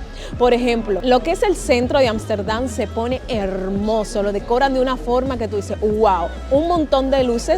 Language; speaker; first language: Spanish; native; Spanish